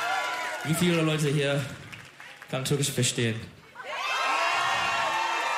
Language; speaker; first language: German; non-native, learner; Turkish